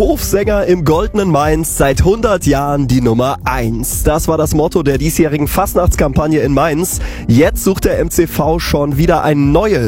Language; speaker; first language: German; native; German